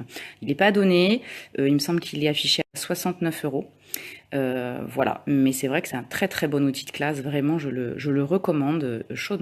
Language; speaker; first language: French; native; French